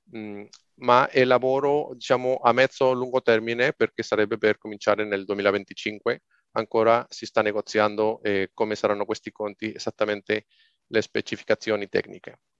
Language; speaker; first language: Italian; non-native, fluent; Spanish